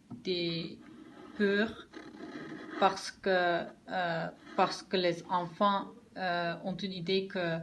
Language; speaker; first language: French; non-native, learner; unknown